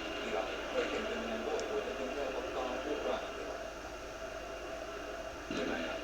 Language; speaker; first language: Finnish; native; Finnish